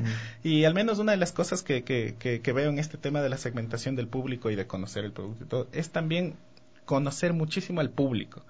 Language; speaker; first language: Spanish; native; Spanish